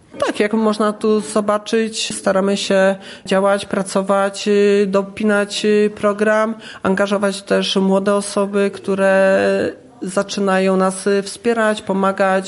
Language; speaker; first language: Polish; native; Polish